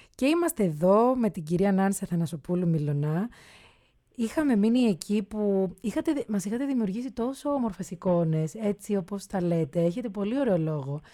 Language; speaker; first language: Greek; native; Greek